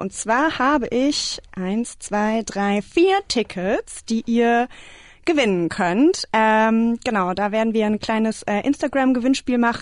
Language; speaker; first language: German; native; German